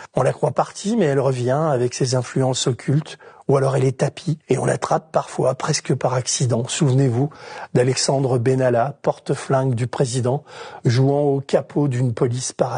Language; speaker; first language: French; native; French